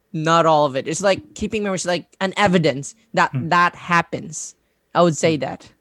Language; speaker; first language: English; non-native, local second language; Cebuano